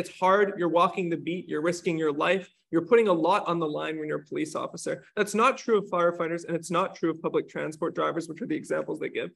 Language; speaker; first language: English; native; English